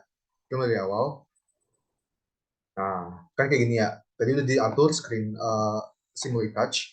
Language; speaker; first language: Indonesian; native; Indonesian